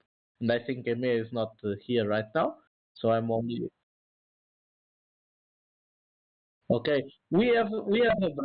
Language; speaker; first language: English; non-native, fluent; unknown